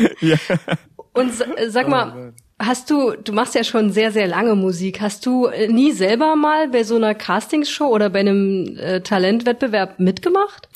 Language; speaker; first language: German; native; German